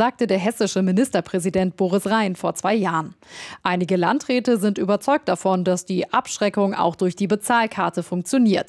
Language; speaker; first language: German; native; German